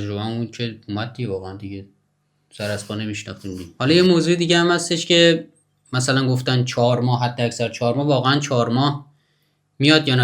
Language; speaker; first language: Persian; native; Persian